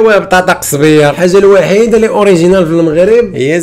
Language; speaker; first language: Arabic; native; Arabic